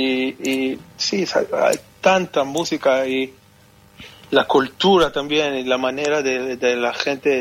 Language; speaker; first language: Spanish; non-native, fluent; Hebrew